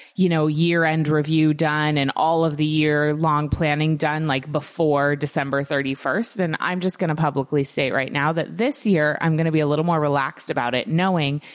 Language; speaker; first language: English; native; English